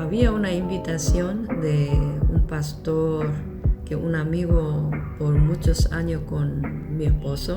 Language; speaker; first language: Spanish; non-native, local second language; Korean